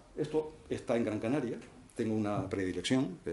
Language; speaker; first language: Spanish; native; Spanish